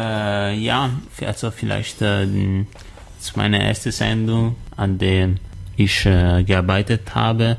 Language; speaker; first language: German; non-native, learner; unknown